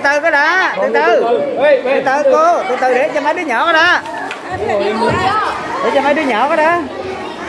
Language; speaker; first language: Vietnamese; native; Vietnamese